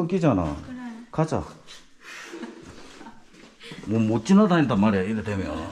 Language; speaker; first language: Korean; native; Korean